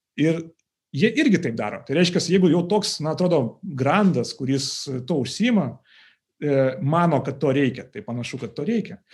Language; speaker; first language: Lithuanian; non-native, local second language; Russian